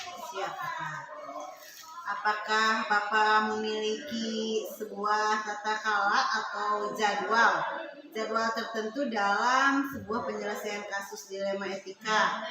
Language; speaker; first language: Indonesian; native; Indonesian